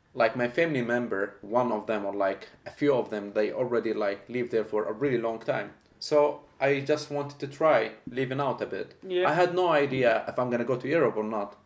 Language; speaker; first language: English; non-native, fluent; Arabic